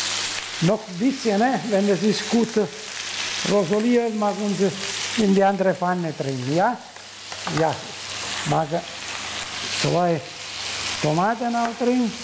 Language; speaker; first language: German; non-native, learner; Italian